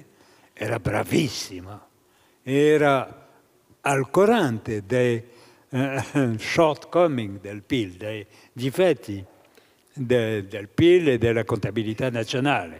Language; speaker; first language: Italian; non-native, fluent; French